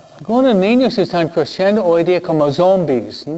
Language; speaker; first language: Spanish; non-native, fluent; English